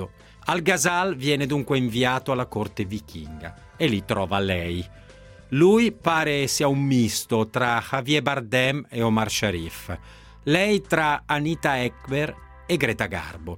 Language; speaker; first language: Italian; native; Italian